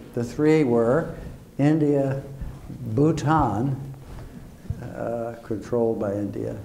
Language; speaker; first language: English; native; English